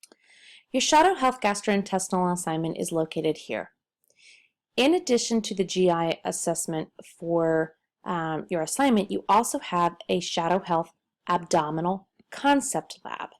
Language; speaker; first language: English; native; English